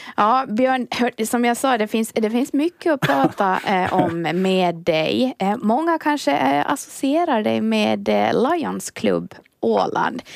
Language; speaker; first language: Swedish; native; Swedish